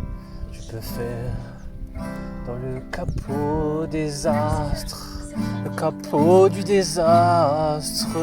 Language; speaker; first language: French; native; French